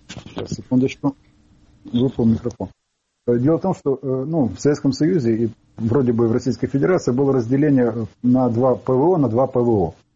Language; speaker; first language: Russian; non-native, local second language; Ukrainian